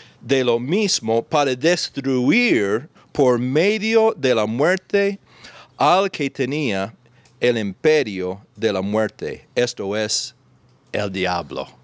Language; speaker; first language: Spanish; non-native, fluent; English